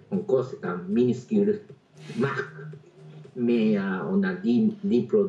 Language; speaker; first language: French; non-native, fluent; Japanese